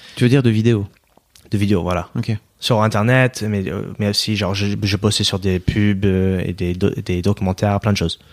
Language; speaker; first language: French; non-native, fluent; English